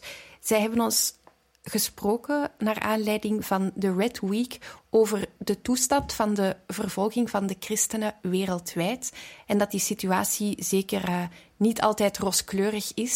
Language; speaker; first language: Dutch; native; Dutch